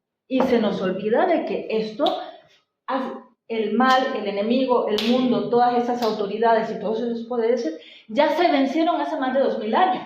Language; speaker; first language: Spanish; native; Spanish